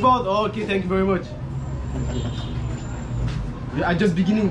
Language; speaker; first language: English; non-native, learner; French